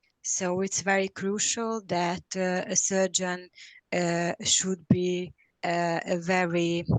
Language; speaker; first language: English; non-native, learner; Hungarian